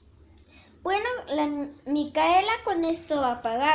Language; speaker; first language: Spanish; native; Spanish